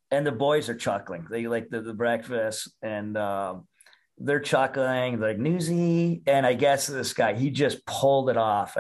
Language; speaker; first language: English; native; English